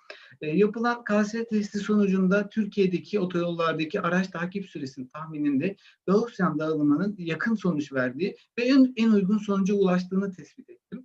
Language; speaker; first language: Turkish; native; Turkish